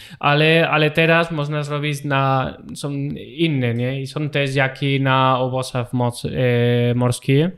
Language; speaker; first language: Polish; non-native, learner; Spanish